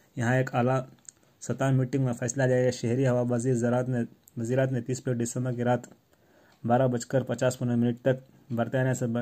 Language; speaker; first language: Urdu; native; Urdu